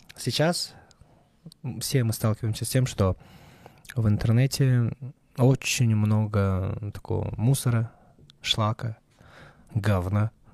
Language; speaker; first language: Russian; non-native, local second language; Kyrgyz